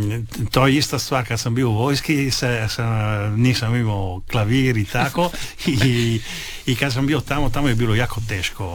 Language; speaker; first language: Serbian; early bilingual, heritage; Italian